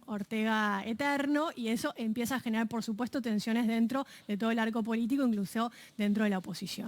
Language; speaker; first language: Spanish; native; Spanish